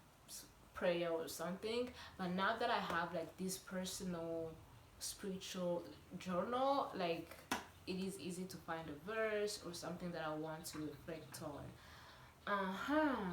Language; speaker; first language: English; non-native, local second language; Kinyarwanda